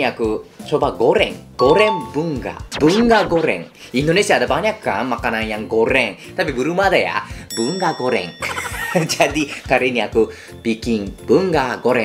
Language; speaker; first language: Indonesian; non-native, fluent; Japanese